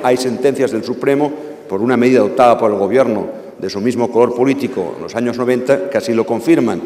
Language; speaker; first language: Spanish; non-native, local second language; Catalan